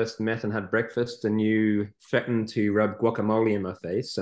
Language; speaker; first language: English; native; English